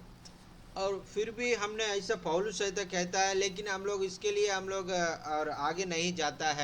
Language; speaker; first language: Hindi; non-native, local second language; Telugu